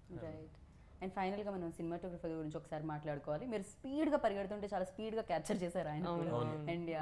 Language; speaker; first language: Telugu; native; Telugu